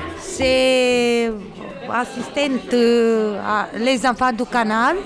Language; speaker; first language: French; non-native, learner; Romanian